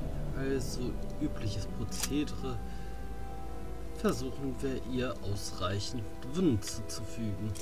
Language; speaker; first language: German; native; German